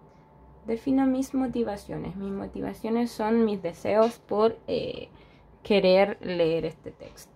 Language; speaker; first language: Spanish; native; Spanish